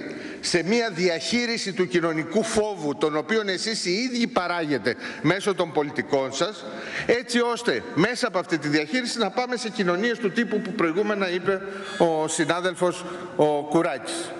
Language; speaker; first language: Greek; native; Greek